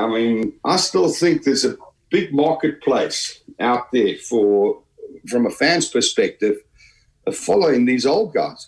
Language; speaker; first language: English; native; English